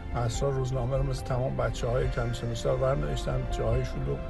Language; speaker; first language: Persian; native; Persian